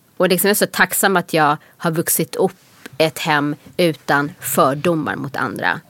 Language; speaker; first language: Swedish; native; Swedish